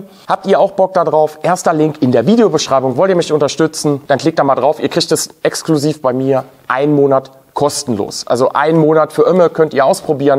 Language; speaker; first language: German; native; German